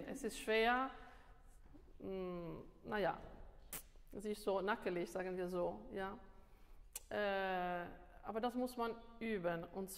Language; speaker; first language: German; non-native, fluent; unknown